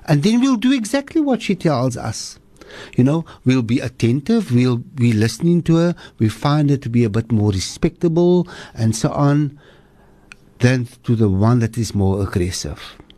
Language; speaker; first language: English; native; English